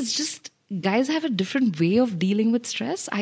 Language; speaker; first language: English; non-native, local second language; Telugu